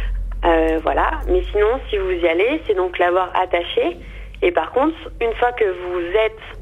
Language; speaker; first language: French; native; French